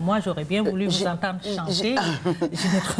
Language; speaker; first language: French; native; French